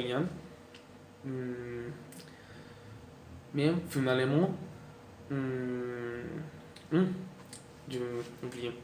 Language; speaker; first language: French; non-native, learner; Spanish